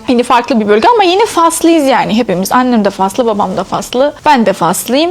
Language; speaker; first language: Turkish; non-native, fluent; Arabic